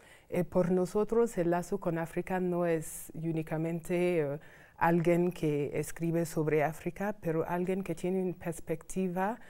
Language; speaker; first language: Spanish; non-native, fluent; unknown